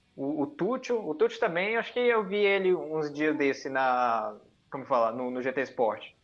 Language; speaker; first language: Portuguese; early bilingual, heritage; Portuguese